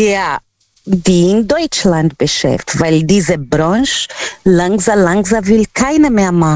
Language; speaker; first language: German; non-native, learner; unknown